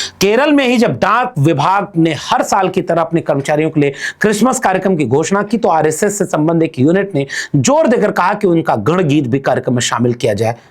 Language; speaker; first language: Hindi; native; Hindi